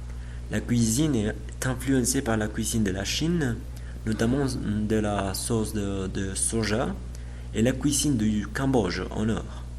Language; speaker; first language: French; non-native, learner; Spanish